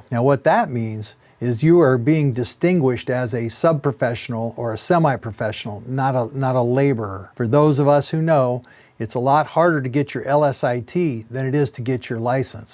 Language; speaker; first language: English; native; English